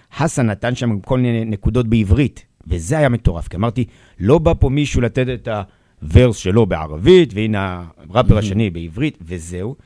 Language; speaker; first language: Hebrew; native; Hebrew